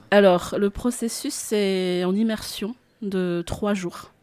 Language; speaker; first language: French; non-native, local second language; Malagasy